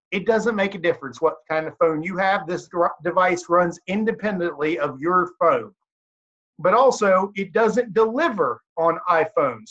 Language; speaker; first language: English; native; English